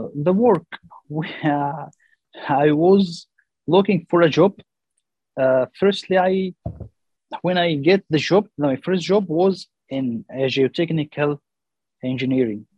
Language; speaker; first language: English; non-native, learner; Arabic